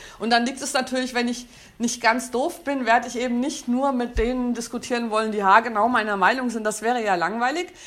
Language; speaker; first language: German; native; German